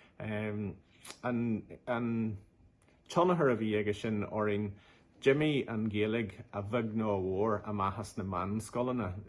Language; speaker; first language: Irish; non-native, local second language; English